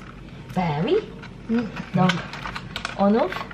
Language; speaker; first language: French; non-native, learner; Indonesian